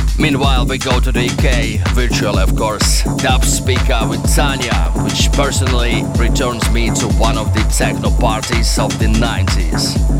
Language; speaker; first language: English; non-native, fluent; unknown